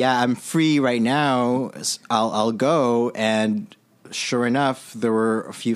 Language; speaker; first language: English; non-native, local second language; Filipino